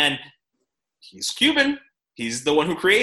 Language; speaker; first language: English; native; English